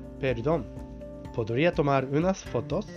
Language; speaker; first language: Spanish; non-native, fluent; Japanese